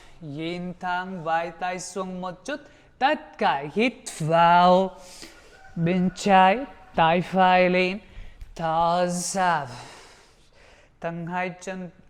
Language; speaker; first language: Vietnamese; non-native, learner; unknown